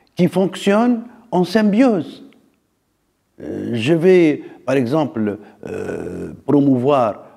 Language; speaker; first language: French; non-native, local second language; Arabic